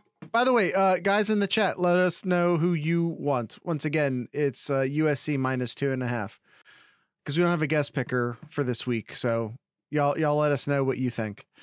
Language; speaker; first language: English; native; English